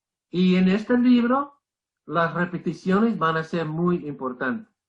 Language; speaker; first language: Spanish; non-native, fluent; English